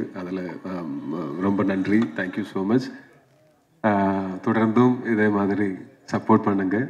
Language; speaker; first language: Tamil; non-native, learner; Malayalam